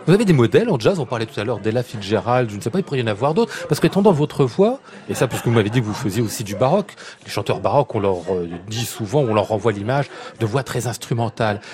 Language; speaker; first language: French; native; French